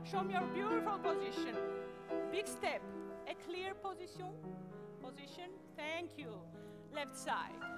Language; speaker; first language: English; non-native, learner; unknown